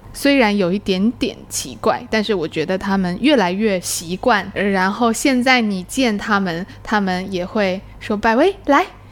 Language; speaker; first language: Chinese; native; Chinese